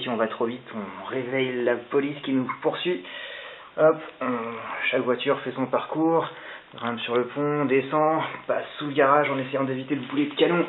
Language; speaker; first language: French; native; French